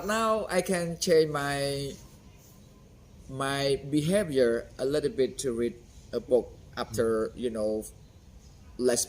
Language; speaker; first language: English; non-native, fluent; Khmer